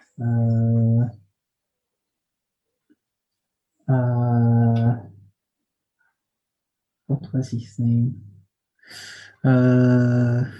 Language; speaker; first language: English; non-native, learner; French